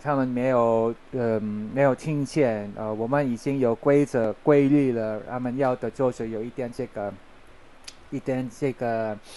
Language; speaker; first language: Chinese; non-native, learner; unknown